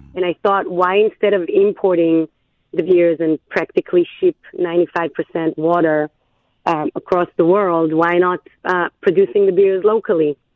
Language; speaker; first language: English; non-native, fluent; Hebrew